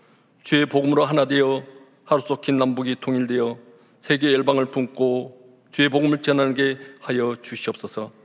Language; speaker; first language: Korean; native; Korean